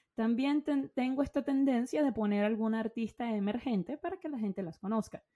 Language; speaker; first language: Spanish; native; Spanish